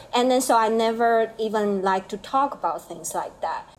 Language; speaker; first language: English; non-native, learner; Chinese